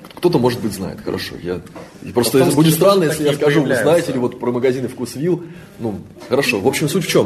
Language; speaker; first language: Russian; native; Russian